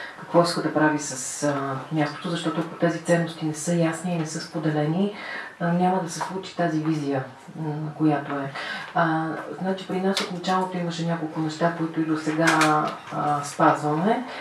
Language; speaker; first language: Bulgarian; native; Bulgarian